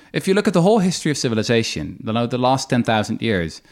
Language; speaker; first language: English; non-native, fluent; Dutch